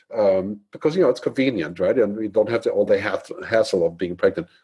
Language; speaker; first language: English; non-native, fluent; German